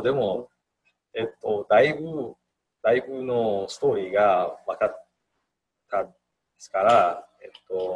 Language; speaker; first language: Japanese; non-native, learner; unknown